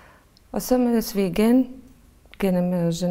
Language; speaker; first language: Danish; non-native, fluent; Bosnian